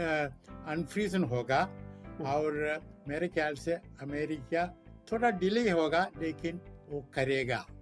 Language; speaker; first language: Hindi; non-native, local second language; Malayalam